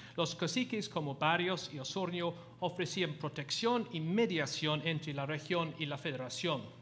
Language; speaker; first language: Spanish; non-native, fluent; English